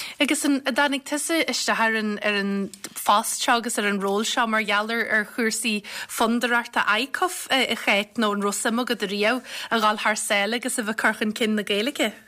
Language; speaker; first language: Irish; native; Irish